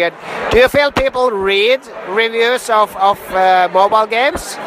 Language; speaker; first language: English; non-native, fluent; Norwegian